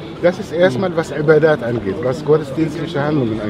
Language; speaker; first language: German; non-native, fluent; Arabic